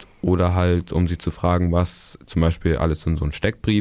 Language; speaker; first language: German; native; German